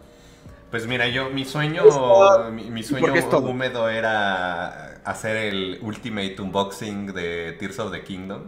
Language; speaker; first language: Spanish; native; Spanish